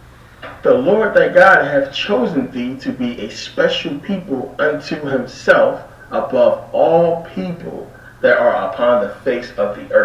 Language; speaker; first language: English; native; English